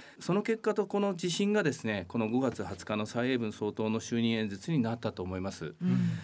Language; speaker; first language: Japanese; native; Japanese